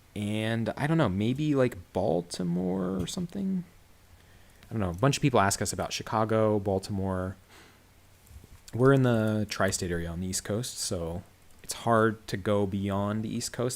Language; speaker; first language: English; native; English